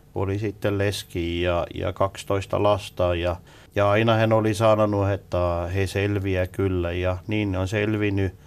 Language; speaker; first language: Finnish; non-native, fluent; Swiss German